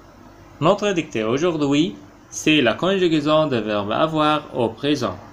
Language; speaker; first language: French; non-native, fluent; Arabic